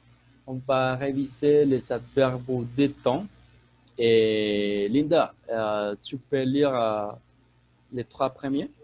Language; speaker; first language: French; non-native, fluent; Spanish